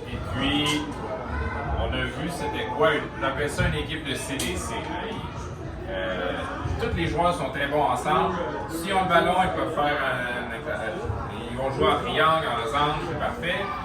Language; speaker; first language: French; native; French